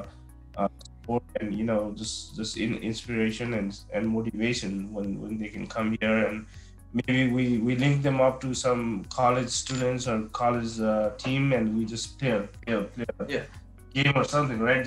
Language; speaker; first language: English; non-native, local second language; Nepali